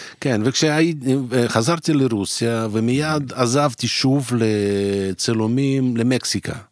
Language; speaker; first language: Hebrew; non-native, fluent; Russian